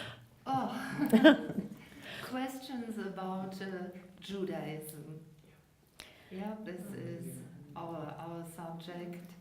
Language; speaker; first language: English; non-native, fluent; German